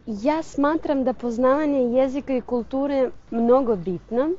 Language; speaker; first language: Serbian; non-native, fluent; Russian